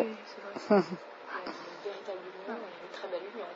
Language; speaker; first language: French; native; French